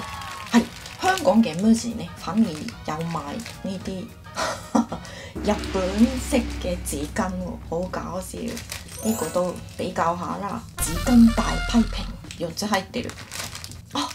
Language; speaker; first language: Cantonese; non-native, fluent; Japanese